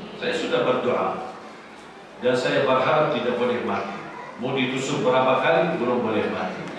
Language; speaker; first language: Indonesian; non-native, fluent; Arabic